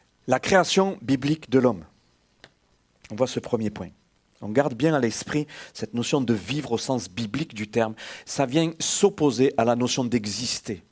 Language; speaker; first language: French; native; French